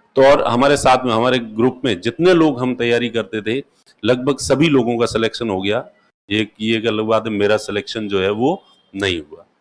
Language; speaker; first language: Hindi; non-native, local second language; Marwari